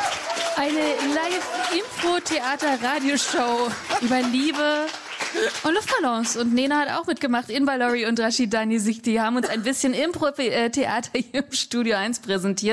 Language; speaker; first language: German; native; German